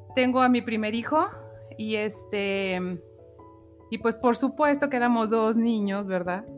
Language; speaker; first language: Spanish; native; Spanish